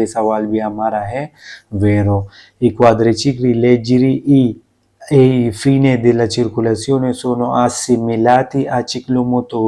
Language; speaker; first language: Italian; non-native, learner; Urdu